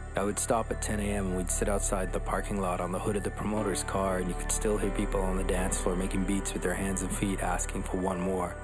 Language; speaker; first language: English; native; English